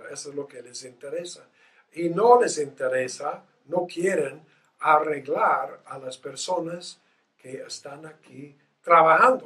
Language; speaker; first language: Spanish; non-native, fluent; English